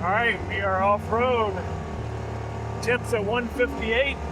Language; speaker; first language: English; native; English